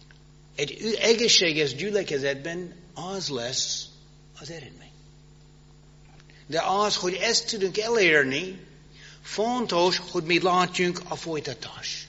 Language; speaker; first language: Hungarian; non-native, fluent; English